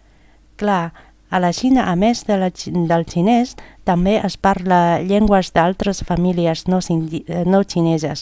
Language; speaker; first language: Catalan; non-native, fluent; Chinese